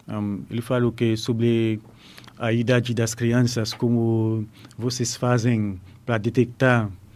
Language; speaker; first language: Portuguese; non-native, learner; Haitian Creole